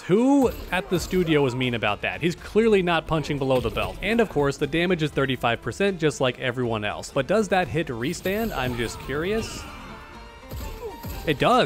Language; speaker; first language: English; native; English